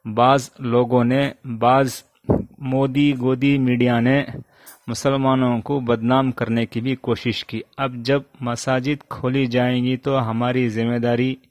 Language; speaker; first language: Hindi; non-native, local second language; Urdu